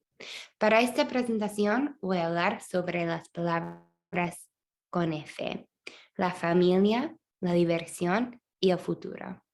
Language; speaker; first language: Spanish; non-native, fluent; English